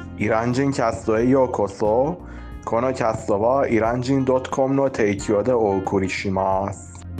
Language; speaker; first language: Japanese; non-native, learner; Persian